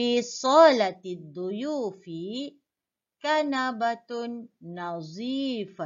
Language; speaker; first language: Arabic; non-native, fluent; Malay